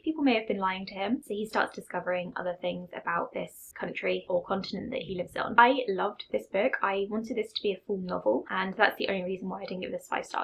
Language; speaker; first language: English; native; English